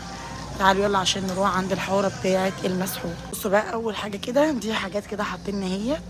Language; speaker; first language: Arabic; native; Arabic